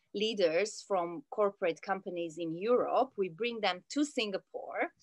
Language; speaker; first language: English; non-native, fluent; Italian